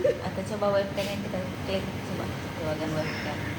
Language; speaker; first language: Indonesian; native; Indonesian